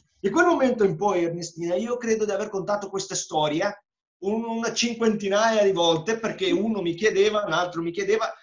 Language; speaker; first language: Italian; non-native, fluent; Portuguese